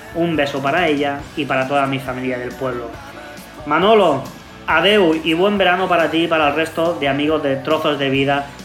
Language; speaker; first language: Spanish; native; Spanish